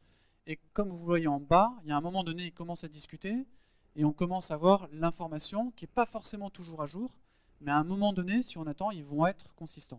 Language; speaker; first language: French; native; French